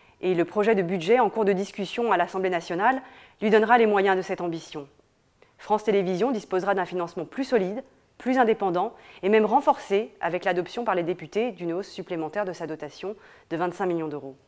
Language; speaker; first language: French; native; French